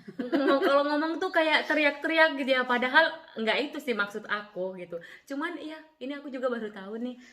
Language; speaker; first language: Indonesian; native; Indonesian